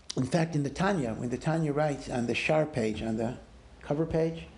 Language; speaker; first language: English; native; English